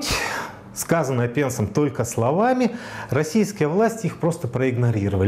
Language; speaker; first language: Russian; native; Russian